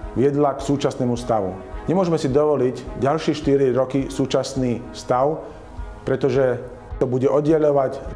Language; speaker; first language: Slovak; native; Slovak